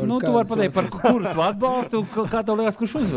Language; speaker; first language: Latvian; native; Latvian